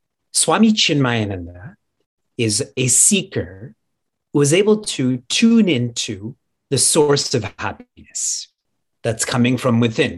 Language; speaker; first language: English; native; English